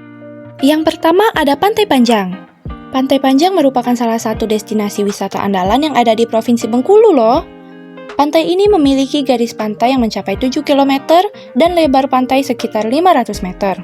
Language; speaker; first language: Indonesian; native; Indonesian